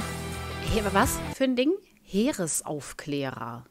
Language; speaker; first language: German; native; German